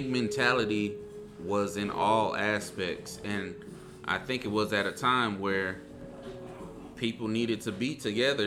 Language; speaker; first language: English; native; English